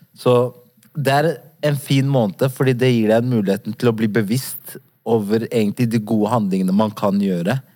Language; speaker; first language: Norwegian; early bilingual, other home language; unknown